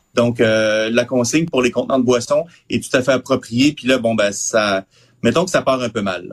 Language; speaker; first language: French; native; French